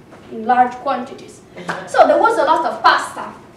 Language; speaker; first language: English; non-native, fluent; Italian